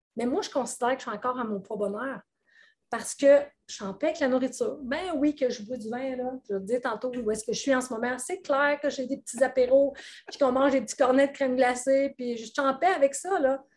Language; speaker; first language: French; native; French